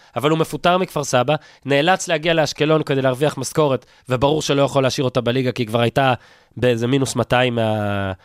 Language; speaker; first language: Hebrew; native; Hebrew